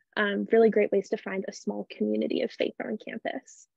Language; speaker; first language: English; native; English